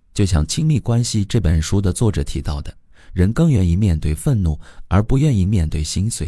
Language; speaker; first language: Chinese; native; Chinese